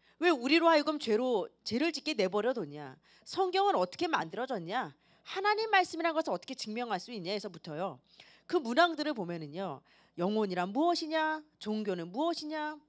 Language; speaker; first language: Korean; native; Korean